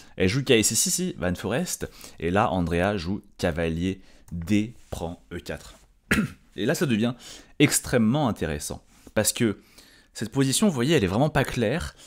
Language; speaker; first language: French; native; French